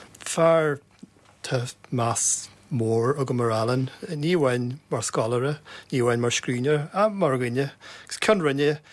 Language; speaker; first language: Irish; native; Irish